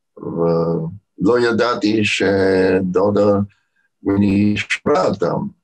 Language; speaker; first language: Hebrew; non-native, fluent; English